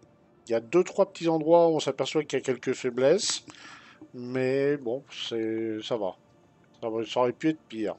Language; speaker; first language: French; native; French